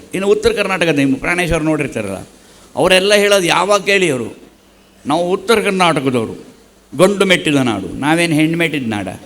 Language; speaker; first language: Kannada; native; Kannada